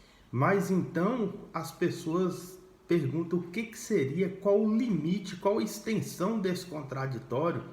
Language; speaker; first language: Portuguese; native; Portuguese